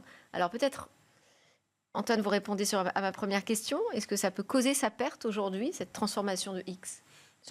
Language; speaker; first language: French; native; French